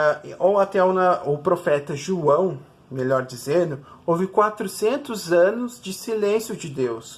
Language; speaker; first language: Portuguese; native; Portuguese